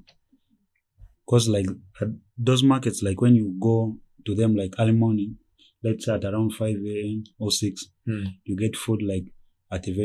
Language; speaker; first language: English; non-native, local second language; Ganda